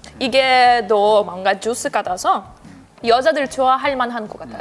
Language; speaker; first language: Korean; non-native, fluent; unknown